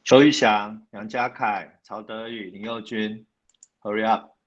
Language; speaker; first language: Chinese; native; Chinese